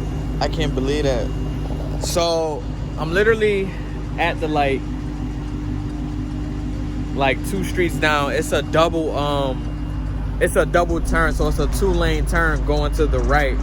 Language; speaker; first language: English; native; English